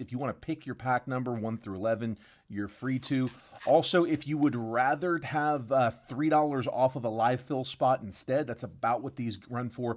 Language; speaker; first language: English; native; English